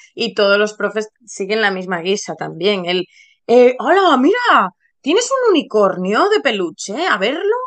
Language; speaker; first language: Spanish; native; Spanish